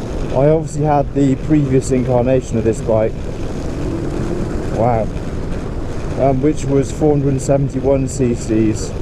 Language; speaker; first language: English; native; English